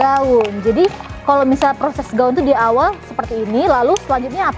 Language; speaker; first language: Indonesian; native; Indonesian